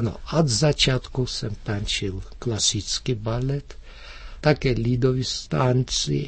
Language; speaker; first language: Czech; early bilingual, heritage; Czech